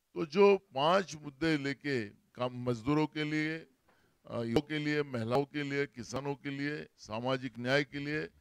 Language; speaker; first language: Hindi; non-native, local second language; Marathi